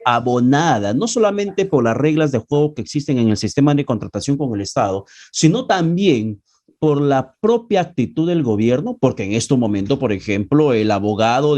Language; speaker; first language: Spanish; native; Spanish